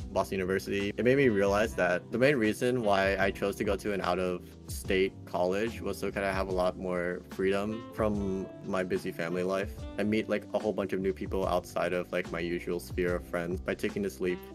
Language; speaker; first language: English; native; English